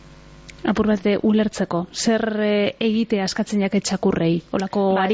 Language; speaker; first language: Basque; native; Basque